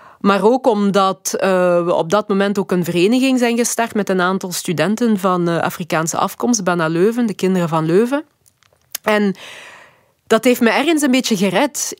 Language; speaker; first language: Dutch; early bilingual, other home language; Lingala